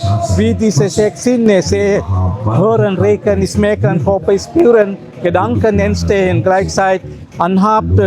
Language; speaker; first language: German; non-native, learner; Sinhala